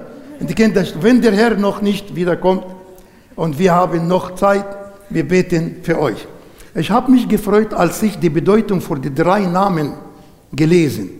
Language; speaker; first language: German; non-native, learner; Arabic